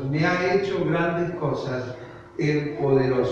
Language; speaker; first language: Spanish; native; Spanish